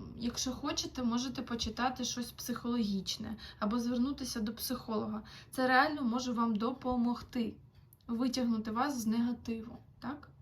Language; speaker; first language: Ukrainian; non-native, local second language; Russian